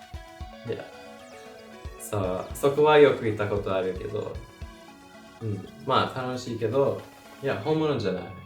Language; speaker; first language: Japanese; non-native, learner; English